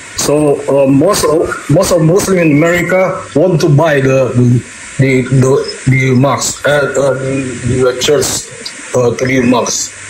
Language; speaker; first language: English; non-native, learner; Indonesian